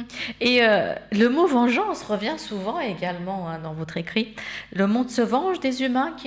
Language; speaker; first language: French; native; French